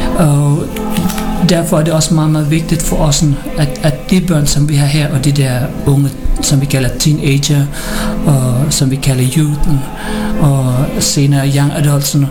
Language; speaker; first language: Danish; early bilingual, other home language; Filipino